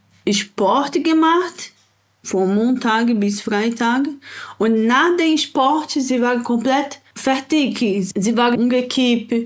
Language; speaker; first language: German; non-native, learner; Portuguese